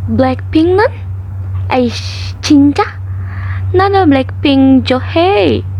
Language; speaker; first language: Korean; non-native, learner; Indonesian